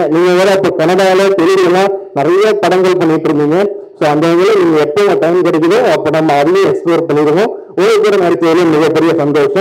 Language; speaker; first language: Tamil; native; Tamil